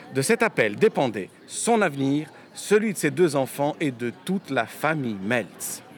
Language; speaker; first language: French; early bilingual, other home language; Romanian